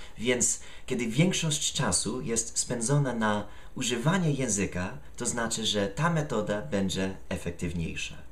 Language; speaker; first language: Polish; non-native, fluent; English